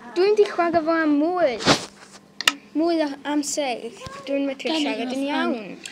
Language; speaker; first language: Welsh; native; Welsh